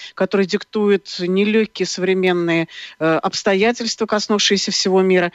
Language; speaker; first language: Russian; native; Russian